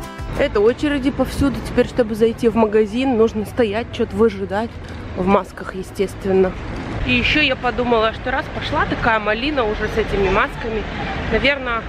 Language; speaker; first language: Russian; native; Russian